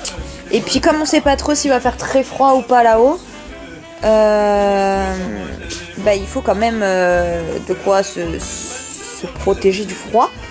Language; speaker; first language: French; native; French